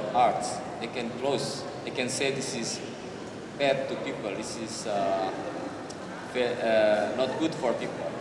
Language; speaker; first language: English; non-native, learner; Indonesian